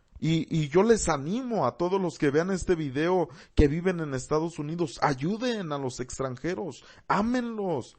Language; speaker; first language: Spanish; early bilingual, heritage; Spanish